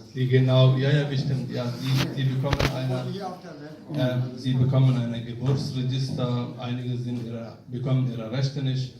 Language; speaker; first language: German; non-native, fluent; Somali